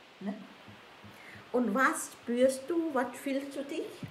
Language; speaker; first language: German; non-native, learner; Vietnamese